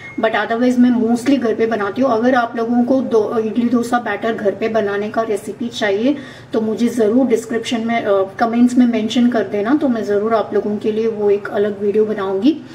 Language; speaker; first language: Hindi; non-native, local second language; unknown